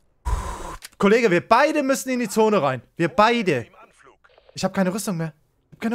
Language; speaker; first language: German; native; German